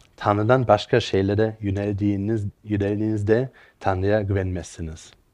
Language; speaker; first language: Turkish; non-native, fluent; German